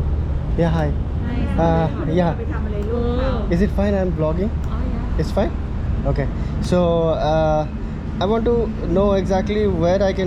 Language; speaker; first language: English; non-native, local second language; Hindi